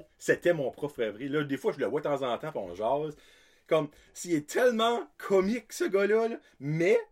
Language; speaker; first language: French; native; French